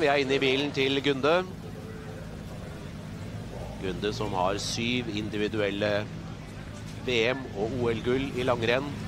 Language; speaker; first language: Norwegian; native; Norwegian